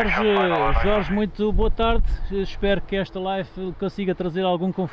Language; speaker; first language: Portuguese; native; Portuguese